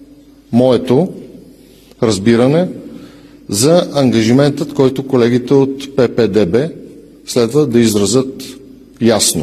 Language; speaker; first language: Bulgarian; native; Bulgarian